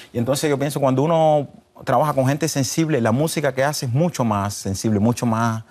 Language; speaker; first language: Spanish; native; Spanish